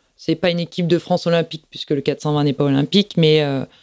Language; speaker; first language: French; native; French